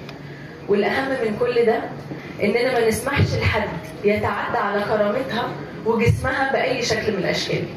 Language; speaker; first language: Arabic; native; Arabic